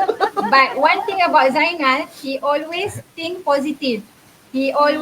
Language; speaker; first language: English; non-native, local second language; Malay